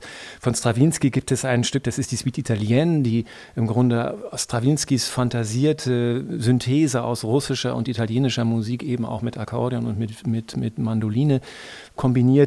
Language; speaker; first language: German; native; German